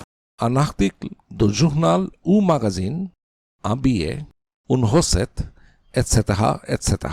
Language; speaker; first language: French; non-native, fluent; Bangla